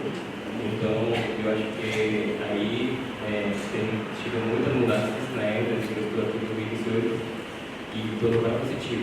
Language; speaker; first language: Portuguese; non-native, fluent; Spanish